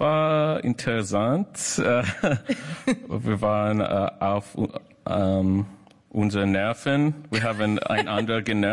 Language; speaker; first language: German; non-native, learner; English